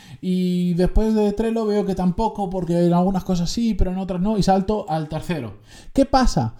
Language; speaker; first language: Spanish; native; Spanish